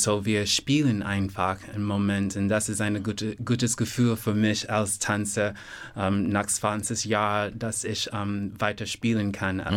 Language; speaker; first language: German; non-native, learner; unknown